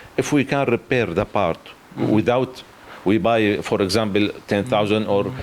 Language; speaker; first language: English; non-native, learner; Arabic